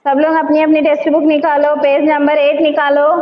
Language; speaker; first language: Hindi; non-native, local second language; Telugu